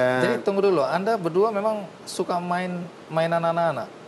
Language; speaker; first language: Indonesian; native; Indonesian